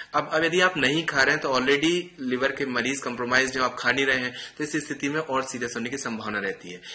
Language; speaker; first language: Hindi; native; Hindi